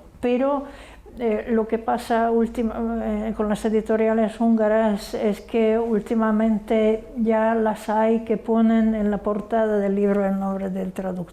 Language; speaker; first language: Spanish; non-native, fluent; Hungarian